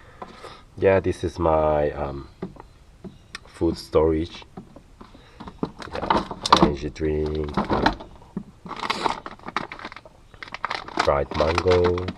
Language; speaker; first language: English; non-native, learner; Korean